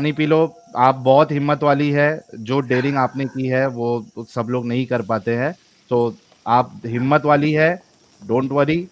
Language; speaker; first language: Hindi; native; Hindi